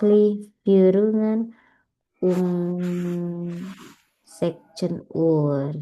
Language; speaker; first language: German; non-native, learner; Indonesian